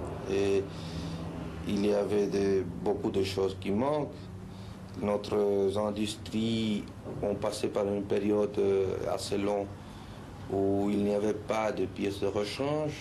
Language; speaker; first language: French; non-native, fluent; Spanish